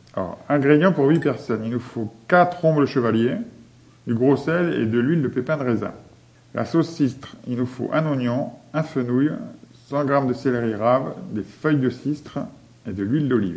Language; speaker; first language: French; native; French